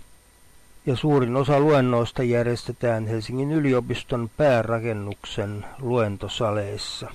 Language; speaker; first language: Finnish; native; Finnish